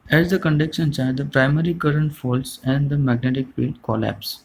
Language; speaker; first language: English; non-native, local second language; Gujarati